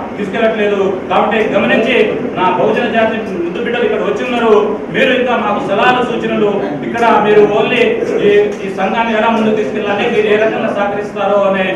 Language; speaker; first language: Telugu; non-native, local second language; Lambadi